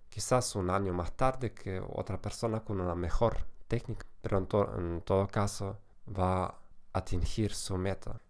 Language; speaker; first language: Spanish; non-native, fluent; German